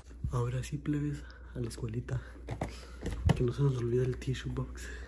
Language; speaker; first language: Spanish; early bilingual, heritage; Spanish